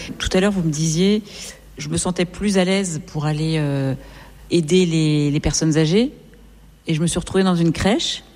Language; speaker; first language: French; native; French